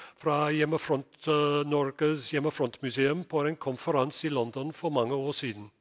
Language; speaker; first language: Norwegian; non-native, fluent; English